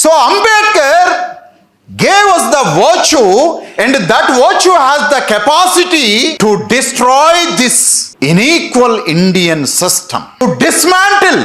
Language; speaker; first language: English; non-native, local second language; Telugu